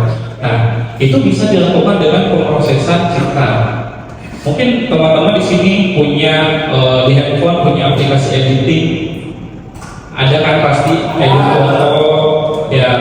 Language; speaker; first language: Indonesian; native; Indonesian